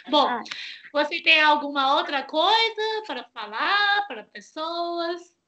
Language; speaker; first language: Portuguese; non-native, fluent; Chinese